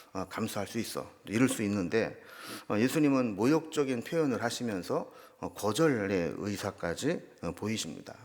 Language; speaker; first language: Korean; native; Korean